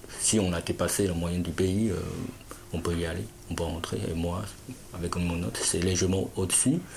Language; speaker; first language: French; non-native, fluent; Chinese